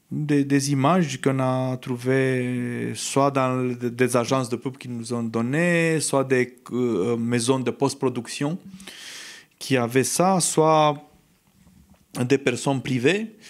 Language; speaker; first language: French; non-native, fluent; Romanian